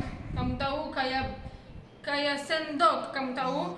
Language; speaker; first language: Indonesian; non-native, learner; Russian